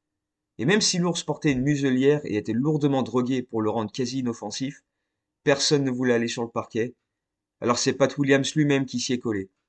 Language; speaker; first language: French; native; French